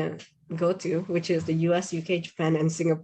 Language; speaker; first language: English; non-native, fluent; Indonesian